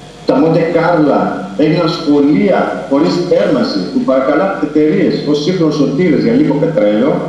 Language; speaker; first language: Greek; native; Greek